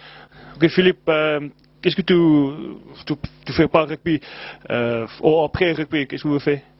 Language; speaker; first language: French; non-native, learner; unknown